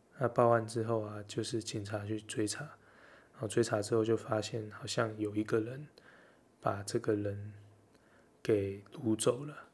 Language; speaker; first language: Chinese; native; Chinese